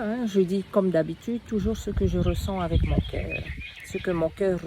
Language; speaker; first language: French; native; French